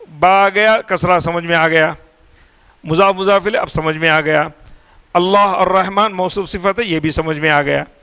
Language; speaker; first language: Urdu; native; Urdu